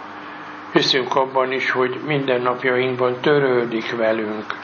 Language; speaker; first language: Hungarian; native; Hungarian